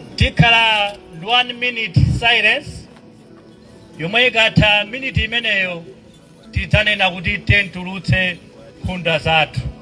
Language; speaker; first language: Nyanja; native; Nyanja